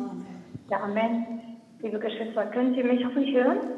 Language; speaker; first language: German; native; German